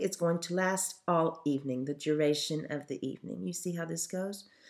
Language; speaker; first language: English; native; English